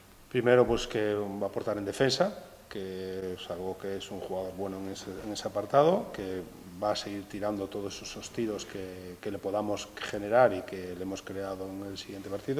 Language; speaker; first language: Spanish; native; Spanish